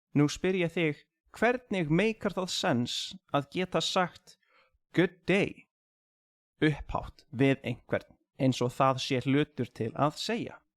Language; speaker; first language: Icelandic; native; Icelandic